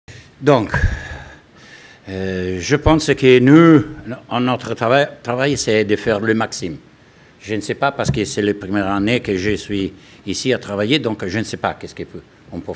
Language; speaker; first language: French; non-native, learner; Italian